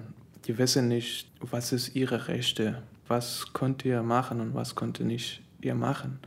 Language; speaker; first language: German; non-native, learner; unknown